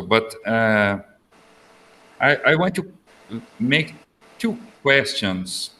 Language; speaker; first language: English; non-native, learner; Portuguese